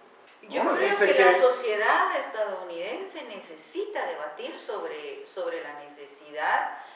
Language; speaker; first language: Spanish; native; Spanish